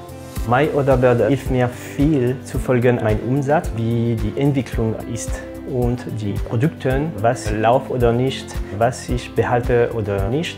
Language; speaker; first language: German; non-native, fluent; French